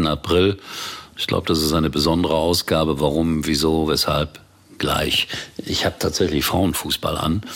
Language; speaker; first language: German; native; German